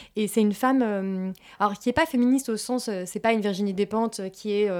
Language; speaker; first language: French; native; French